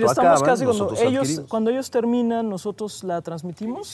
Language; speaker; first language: Spanish; native; Spanish